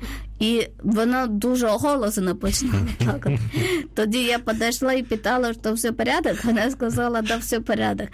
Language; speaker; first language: Ukrainian; non-native, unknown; Malayalam